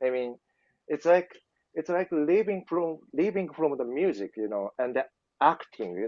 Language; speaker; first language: English; non-native, learner; Japanese